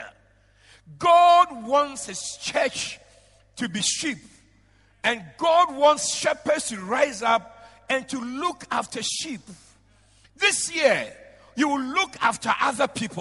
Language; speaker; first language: English; non-native, local second language; Akan